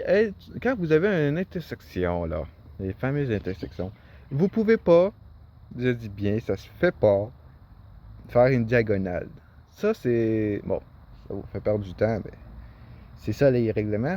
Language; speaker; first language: French; native; French